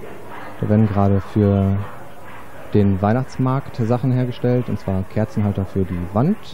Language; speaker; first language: German; native; German